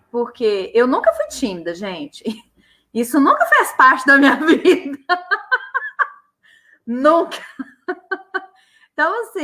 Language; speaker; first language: Portuguese; native; Portuguese